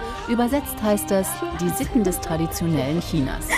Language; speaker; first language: German; non-native, fluent; Chinese